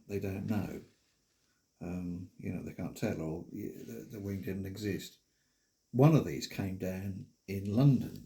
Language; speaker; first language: English; native; English